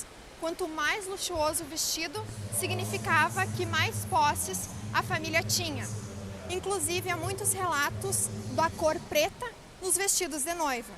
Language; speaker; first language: Portuguese; native; Portuguese